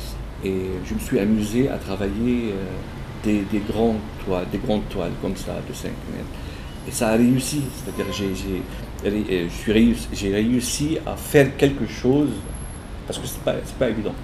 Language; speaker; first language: French; non-native, local second language; Arabic